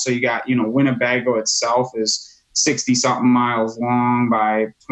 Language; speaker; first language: English; native; English